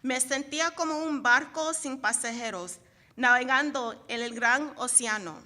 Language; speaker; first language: Spanish; early bilingual, heritage; Spanish